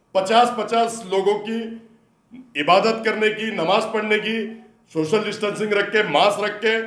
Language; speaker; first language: Hindi; non-native, local second language; Urdu